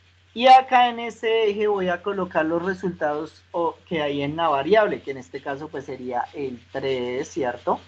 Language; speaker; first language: Spanish; native; Spanish